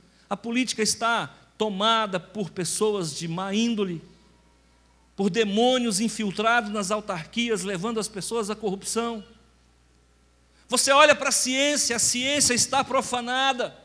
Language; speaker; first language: Portuguese; native; Portuguese